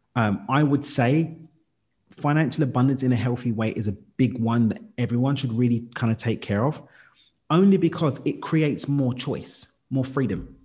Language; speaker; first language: English; native; English